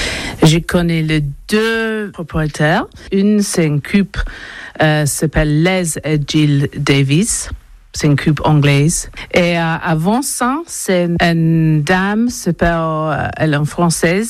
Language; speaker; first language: French; non-native, learner; English